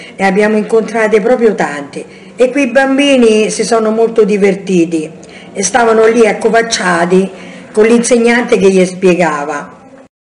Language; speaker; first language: Italian; native; Italian